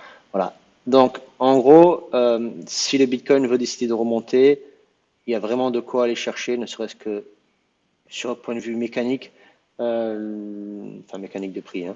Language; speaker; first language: French; native; French